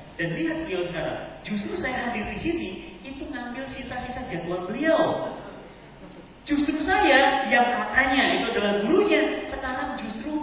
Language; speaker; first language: Indonesian; native; Indonesian